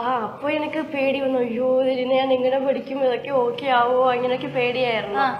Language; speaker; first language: Malayalam; non-native, learner; Tamil